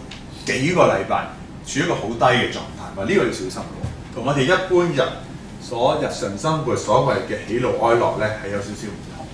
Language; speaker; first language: Cantonese; native; Cantonese